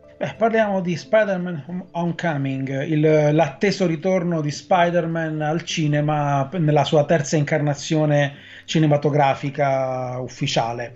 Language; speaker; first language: Italian; native; Italian